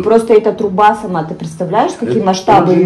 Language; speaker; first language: Russian; native; Russian